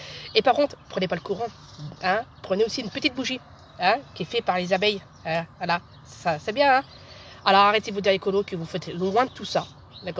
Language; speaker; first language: French; native; French